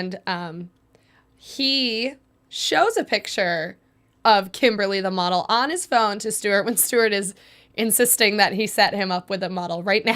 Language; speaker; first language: English; native; English